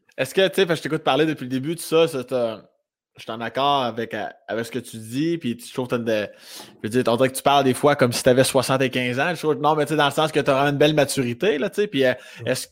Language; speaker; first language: French; native; French